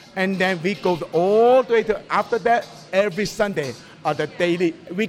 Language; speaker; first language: English; non-native, local second language; Cantonese